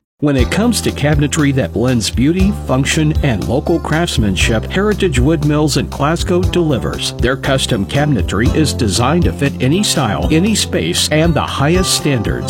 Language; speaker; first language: English; native; English